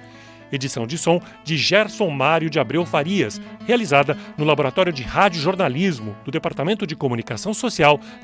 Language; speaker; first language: Portuguese; native; Portuguese